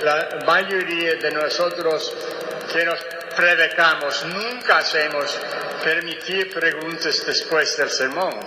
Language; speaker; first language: Spanish; non-native, fluent; English